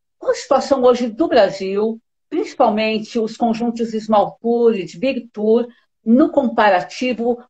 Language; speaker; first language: Portuguese; native; Portuguese